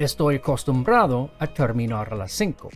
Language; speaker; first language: Spanish; non-native, fluent; English